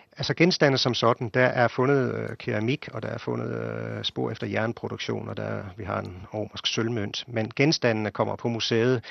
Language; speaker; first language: Danish; native; Danish